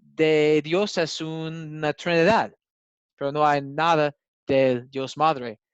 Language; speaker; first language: Spanish; non-native, learner; English